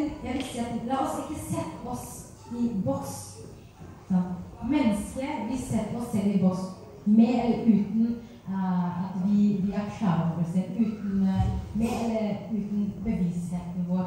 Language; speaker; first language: Norwegian; non-native, fluent; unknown